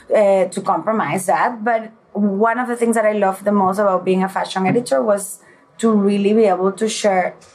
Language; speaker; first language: English; early bilingual, other home language; Spanish